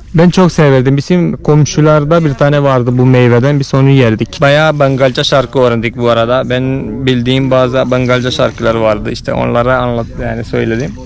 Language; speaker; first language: Turkish; non-native, fluent; Malayalam